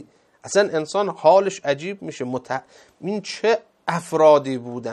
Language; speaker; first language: Persian; native; Persian